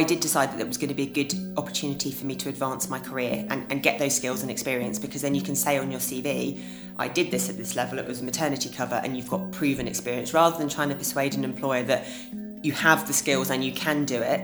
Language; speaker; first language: English; native; English